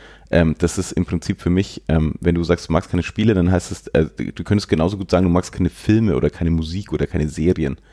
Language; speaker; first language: German; native; German